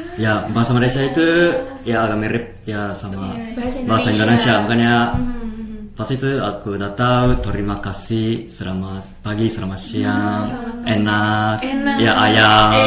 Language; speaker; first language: Indonesian; non-native, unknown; Japanese